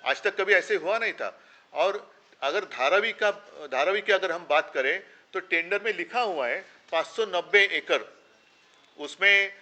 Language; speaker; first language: Hindi; non-native, local second language; Marathi